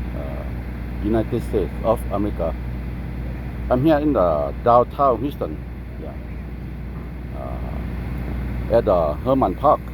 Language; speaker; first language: English; non-native, learner; Lao